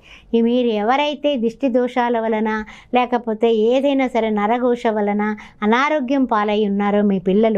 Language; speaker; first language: Telugu; native; Telugu